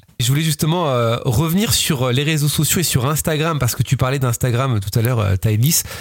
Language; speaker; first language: French; native; French